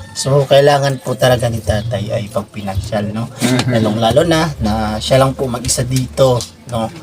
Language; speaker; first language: Filipino; non-native, local second language; Cebuano